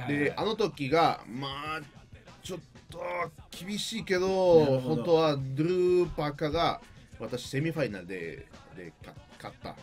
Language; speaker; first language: Japanese; non-native, learner; Spanish